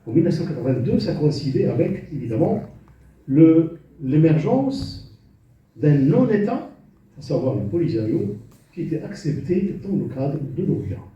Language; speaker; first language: French; non-native, local second language; Arabic